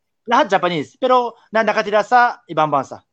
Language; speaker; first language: Filipino; non-native, learner; Japanese